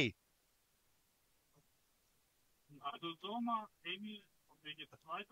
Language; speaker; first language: German; non-native, learner; Russian